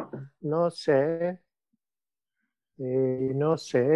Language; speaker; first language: Spanish; non-native, learner; Turkish